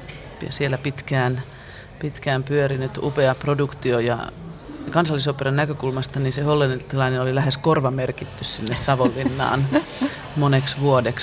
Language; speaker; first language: Finnish; native; Finnish